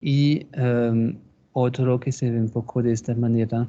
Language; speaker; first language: Spanish; non-native, fluent; French